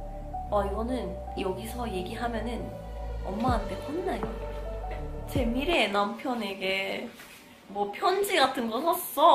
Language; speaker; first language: Korean; non-native, fluent; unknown